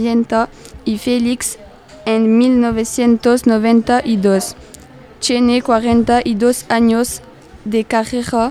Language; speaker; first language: Spanish; non-native, learner; French